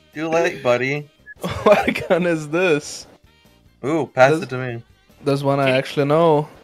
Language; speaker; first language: English; native; English